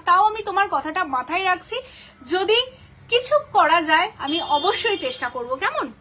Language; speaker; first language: Bangla; native; Bangla